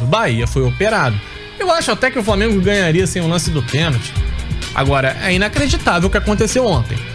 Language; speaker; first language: Portuguese; native; Portuguese